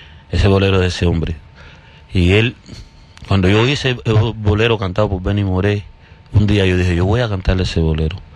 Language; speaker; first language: Spanish; native; Spanish